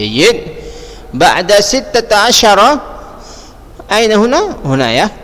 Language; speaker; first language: Arabic; non-native, fluent; Indonesian